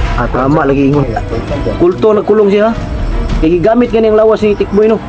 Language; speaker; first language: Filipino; non-native, local second language; Cebuano